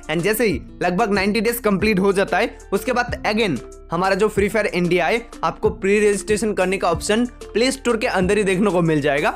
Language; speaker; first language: Hindi; non-native, local second language; Bangla